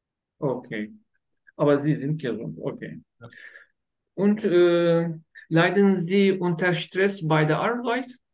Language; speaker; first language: German; non-native, learner; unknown